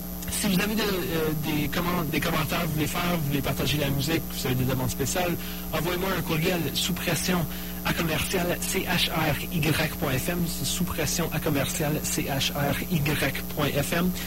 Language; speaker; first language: French; native; French